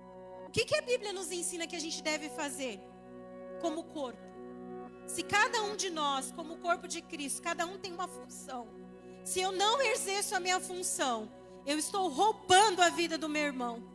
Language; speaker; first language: Portuguese; native; Portuguese